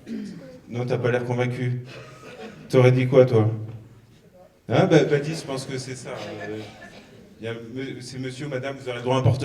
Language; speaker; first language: French; native; French